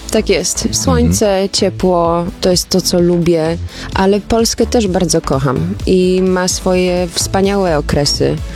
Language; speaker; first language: Polish; early bilingual, heritage; Polish